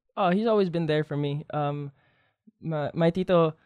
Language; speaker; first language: English; non-native, local second language; Filipino